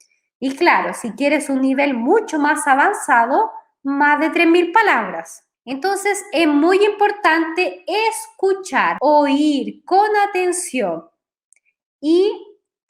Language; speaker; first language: Spanish; non-native, fluent; Portuguese